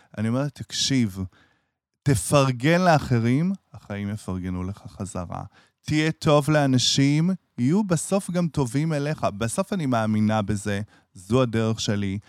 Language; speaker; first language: Hebrew; native; Hebrew